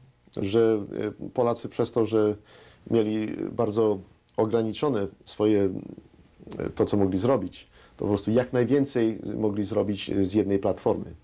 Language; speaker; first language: Polish; early bilingual, heritage; Polish